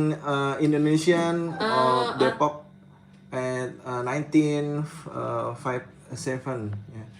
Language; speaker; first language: English; non-native, learner; Indonesian